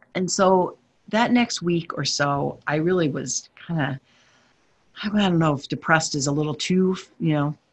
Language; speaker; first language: English; native; English